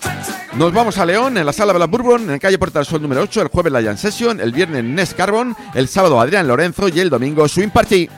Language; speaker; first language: Spanish; native; Spanish